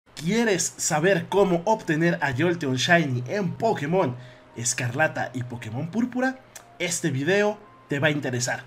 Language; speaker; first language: Spanish; native; Spanish